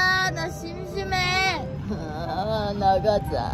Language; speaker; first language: Korean; non-native, learner; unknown